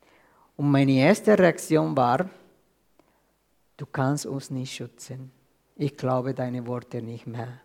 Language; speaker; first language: German; non-native, fluent; Spanish